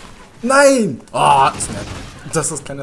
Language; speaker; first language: German; native; German